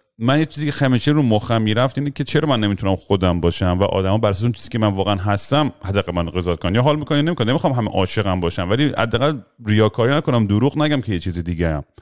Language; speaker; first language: Persian; early bilingual, heritage; Persian